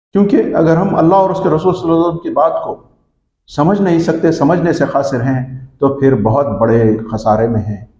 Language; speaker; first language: Urdu; native; Urdu